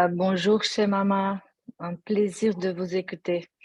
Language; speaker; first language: French; non-native, learner; Portuguese